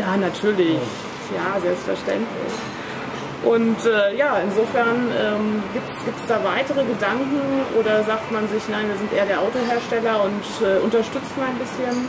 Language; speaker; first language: German; native; German